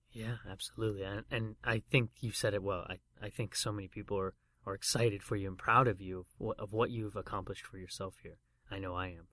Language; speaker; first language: English; native; English